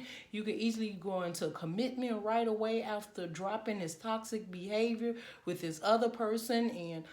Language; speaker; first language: English; native; English